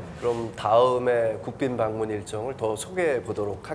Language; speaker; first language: Korean; native; Korean